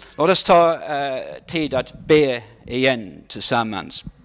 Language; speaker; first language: Swedish; non-native, fluent; English